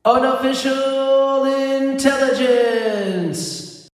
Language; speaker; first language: English; native; English